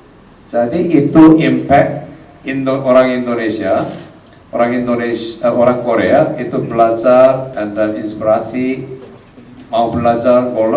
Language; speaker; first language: Indonesian; non-native, fluent; Korean